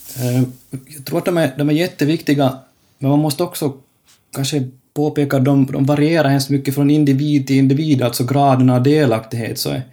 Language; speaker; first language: Swedish; native; Swedish